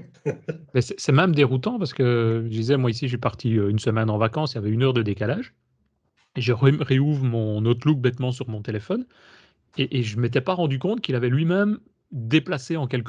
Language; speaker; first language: French; native; French